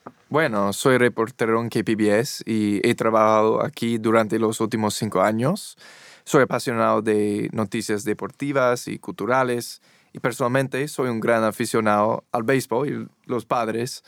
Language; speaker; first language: Spanish; non-native, fluent; English